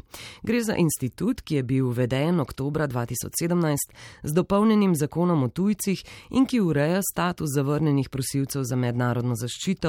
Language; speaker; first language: Slovenian; native; Slovenian